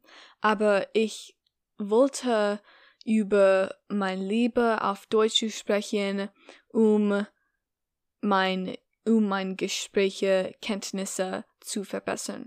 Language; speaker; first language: German; non-native, learner; English